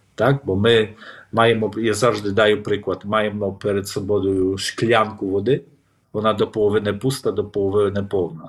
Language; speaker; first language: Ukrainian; non-native, fluent; Polish